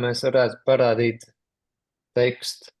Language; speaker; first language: Latvian; native; Latvian